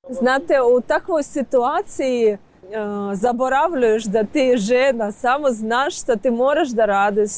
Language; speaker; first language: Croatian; non-native, learner; Ukrainian